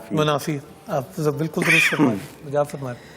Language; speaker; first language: Urdu; native; Urdu